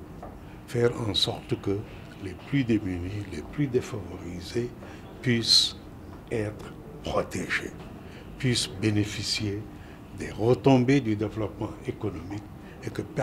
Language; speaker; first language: French; non-native, local second language; Wolof